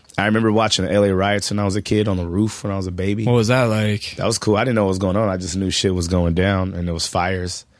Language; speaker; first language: English; native; English